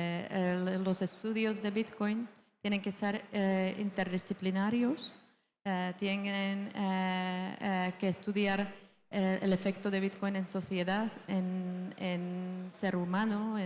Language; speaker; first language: Spanish; non-native, fluent; Czech